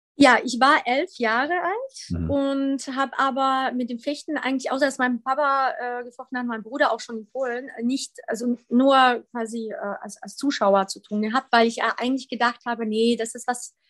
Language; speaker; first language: German; early bilingual, other home language; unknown